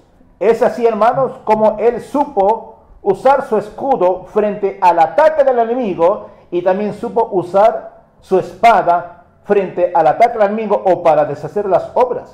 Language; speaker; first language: Spanish; native; Spanish